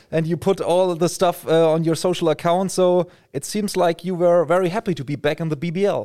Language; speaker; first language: English; non-native, fluent; German